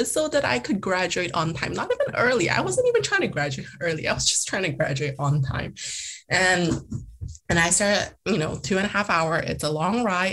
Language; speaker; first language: English; early bilingual, other home language; Chinese